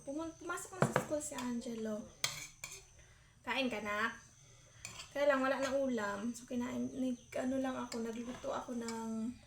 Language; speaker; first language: Filipino; non-native, local second language; Cebuano